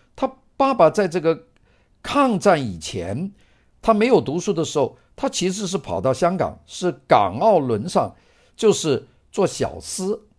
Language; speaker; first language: Chinese; non-native, local second language; Cantonese